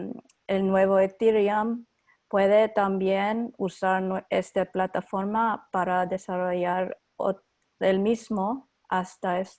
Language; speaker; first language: Spanish; non-native, learner; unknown